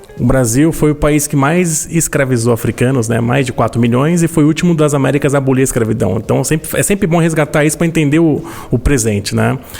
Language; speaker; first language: Portuguese; native; Portuguese